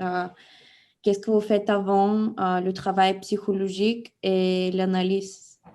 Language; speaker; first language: French; non-native, fluent; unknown